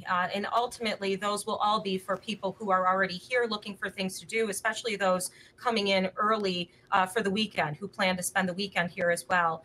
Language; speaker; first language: English; native; English